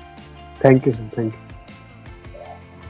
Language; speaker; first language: Hindi; native; Hindi